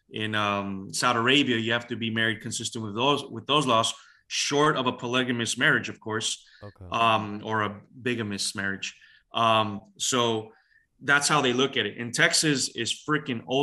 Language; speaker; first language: English; native; English